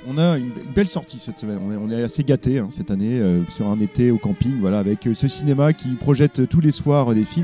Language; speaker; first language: French; native; French